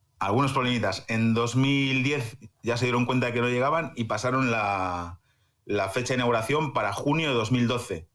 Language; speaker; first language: Spanish; native; Spanish